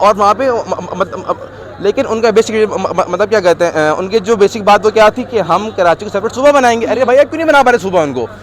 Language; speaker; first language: Urdu; non-native, local second language; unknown